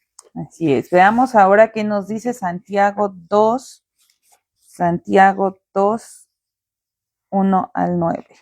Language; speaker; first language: Spanish; native; Spanish